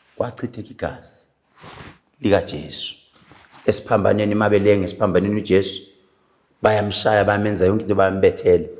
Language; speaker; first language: Zulu; native; Zulu